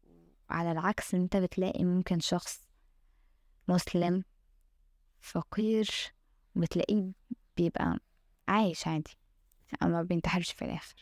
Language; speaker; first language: Arabic; native; Arabic